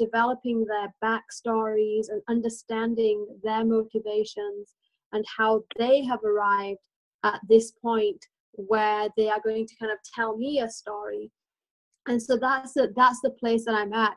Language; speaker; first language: English; native; English